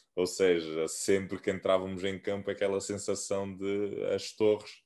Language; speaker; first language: Portuguese; non-native, local second language; Kabuverdianu